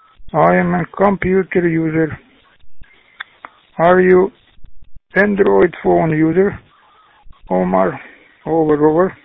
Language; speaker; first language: English; non-native, learner; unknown